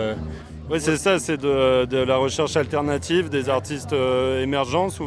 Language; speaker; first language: French; native; French